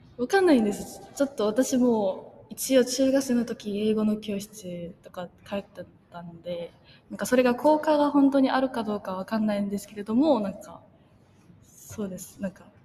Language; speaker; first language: Japanese; non-native, fluent; Korean